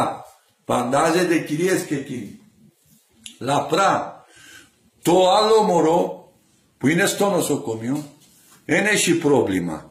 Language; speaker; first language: Greek; non-native, learner; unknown